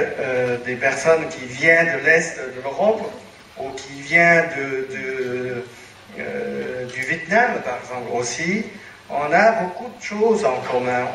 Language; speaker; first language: French; non-native, fluent; Chinese